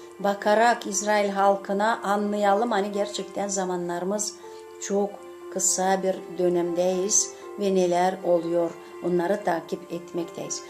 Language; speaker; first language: Turkish; non-native, fluent; Gagauz